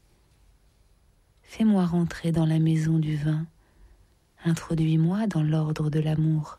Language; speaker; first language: French; native; French